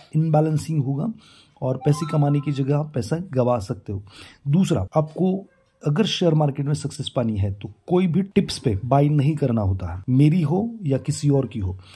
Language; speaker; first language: Hindi; non-native, local second language; Marathi